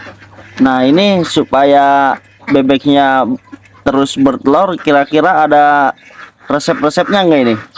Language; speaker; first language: Indonesian; native; Indonesian